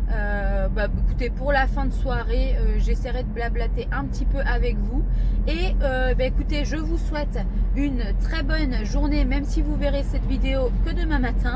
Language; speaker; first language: French; native; French